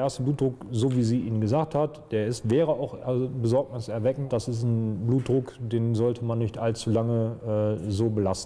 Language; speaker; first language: German; native; German